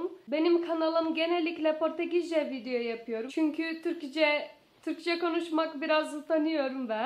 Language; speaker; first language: Turkish; non-native, learner; Portuguese